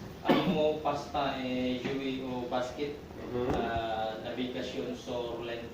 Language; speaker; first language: French; non-native, learner; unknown